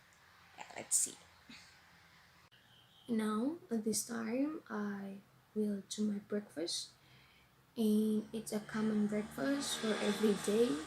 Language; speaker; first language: English; non-native, learner; Indonesian